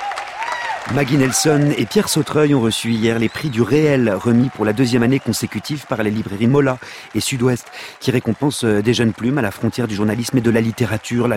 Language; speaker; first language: French; native; French